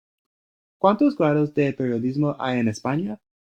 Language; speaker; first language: Spanish; non-native, learner; English